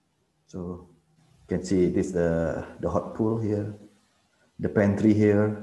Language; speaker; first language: English; non-native, fluent; Indonesian